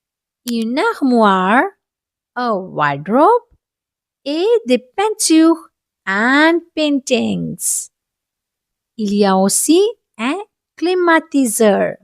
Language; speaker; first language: French; non-native, fluent; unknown